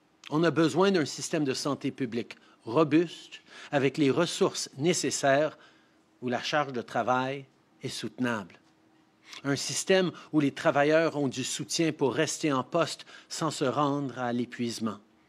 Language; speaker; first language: French; early bilingual, heritage; French